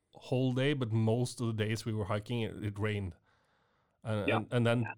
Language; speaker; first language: English; non-native, fluent; Norwegian